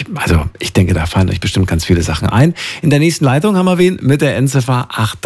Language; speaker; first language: German; native; German